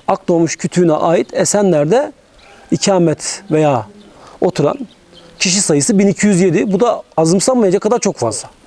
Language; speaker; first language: Turkish; native; Turkish